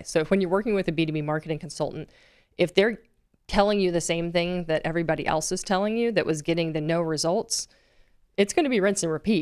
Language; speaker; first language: English; native; English